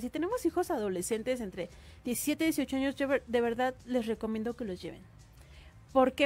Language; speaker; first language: Spanish; native; Spanish